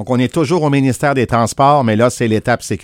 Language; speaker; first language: French; native; French